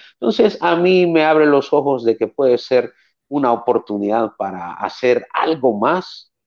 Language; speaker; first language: Spanish; native; Spanish